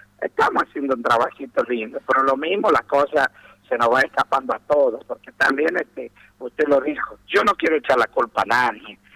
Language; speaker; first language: Spanish; native; Spanish